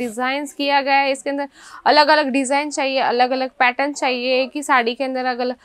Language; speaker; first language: Hindi; native; Hindi